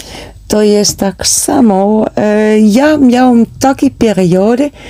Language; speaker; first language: Polish; non-native, learner; Dutch